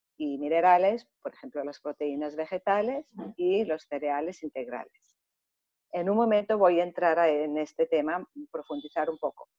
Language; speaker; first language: Spanish; non-native, fluent; Greek